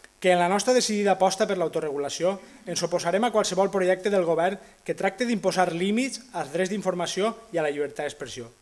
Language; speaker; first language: Catalan; native; Catalan